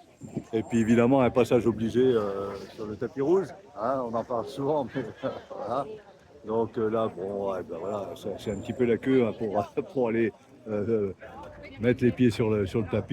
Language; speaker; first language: French; native; French